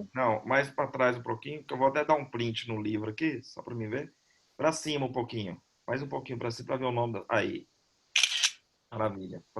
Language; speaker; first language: Portuguese; native; Portuguese